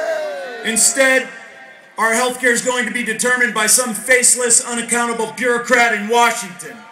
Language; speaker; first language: English; native; English